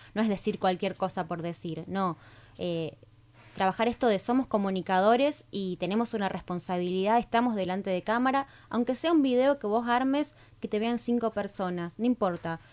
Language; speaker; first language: Spanish; native; Spanish